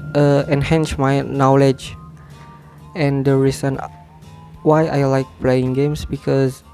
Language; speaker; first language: English; non-native, learner; Indonesian